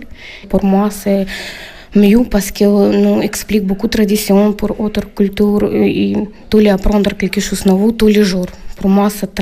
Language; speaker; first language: French; non-native, learner; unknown